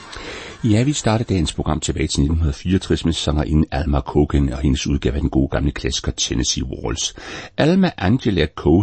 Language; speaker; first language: Danish; native; Danish